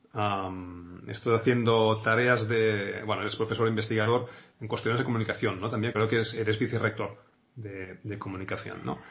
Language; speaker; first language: Spanish; non-native, local second language; Catalan